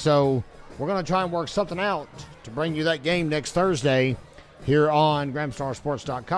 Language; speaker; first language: English; native; English